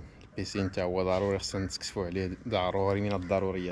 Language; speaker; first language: Arabic; native; Arabic